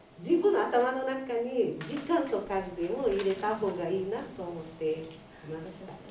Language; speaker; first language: Japanese; non-native, fluent; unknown